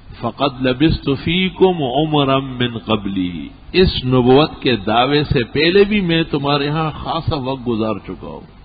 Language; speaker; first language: Urdu; non-native, local second language; Pashto